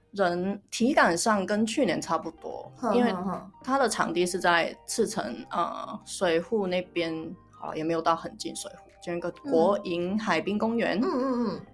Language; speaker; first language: Chinese; non-native, local second language; Cantonese